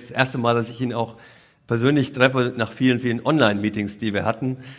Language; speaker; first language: German; native; German